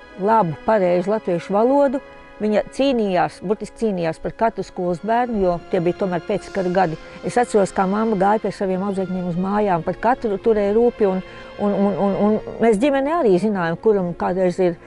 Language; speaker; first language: Latvian; native; Latvian